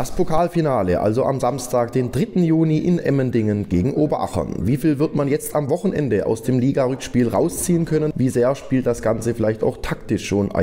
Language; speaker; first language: German; native; German